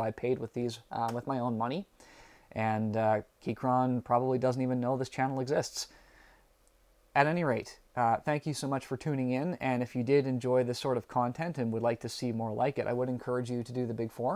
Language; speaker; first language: English; native; English